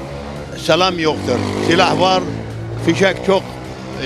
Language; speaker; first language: Turkish; non-native, learner; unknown